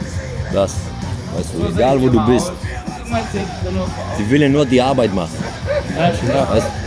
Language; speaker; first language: German; non-native, learner; Greek